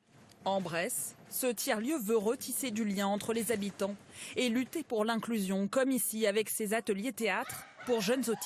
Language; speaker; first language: French; native; French